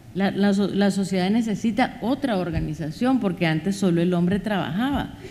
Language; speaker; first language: Spanish; native; Spanish